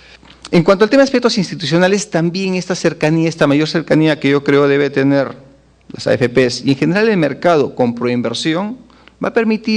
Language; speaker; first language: Spanish; native; Spanish